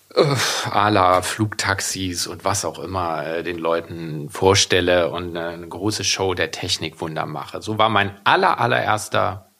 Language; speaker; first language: German; native; German